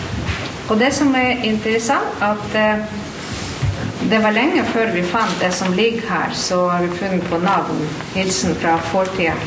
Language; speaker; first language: Norwegian; non-native, fluent; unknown